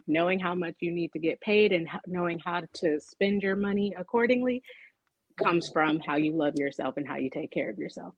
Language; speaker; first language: English; native; English